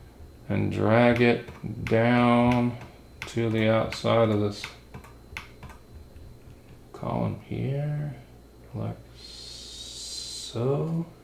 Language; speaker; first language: English; native; English